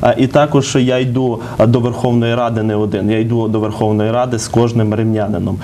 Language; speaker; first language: Ukrainian; native; Ukrainian